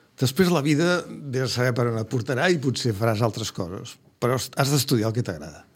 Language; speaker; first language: Catalan; native; Catalan